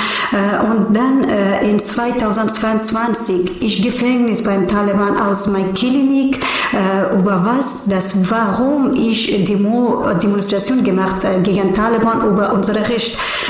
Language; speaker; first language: German; non-native, learner; Persian